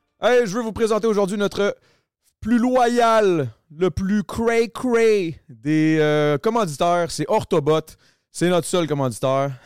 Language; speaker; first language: French; native; French